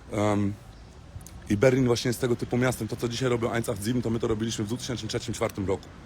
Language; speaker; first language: Polish; early bilingual, heritage; Polish